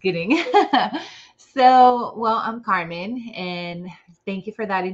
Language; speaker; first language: English; non-native, fluent; Spanish